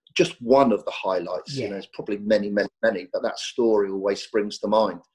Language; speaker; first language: English; native; English